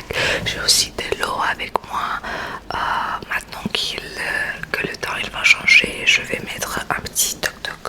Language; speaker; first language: French; non-native, learner; Spanish